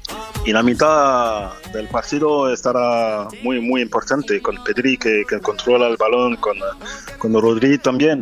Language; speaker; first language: Spanish; non-native, fluent; French